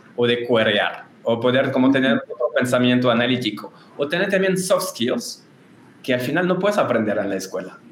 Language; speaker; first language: Spanish; non-native, fluent; French